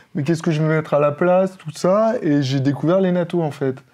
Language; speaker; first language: French; native; French